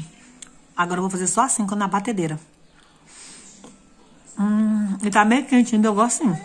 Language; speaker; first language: Portuguese; native; Portuguese